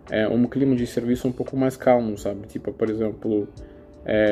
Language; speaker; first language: Portuguese; non-native, learner; Russian